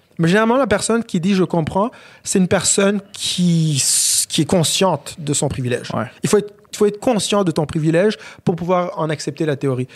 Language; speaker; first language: French; non-native, local second language; Kinyarwanda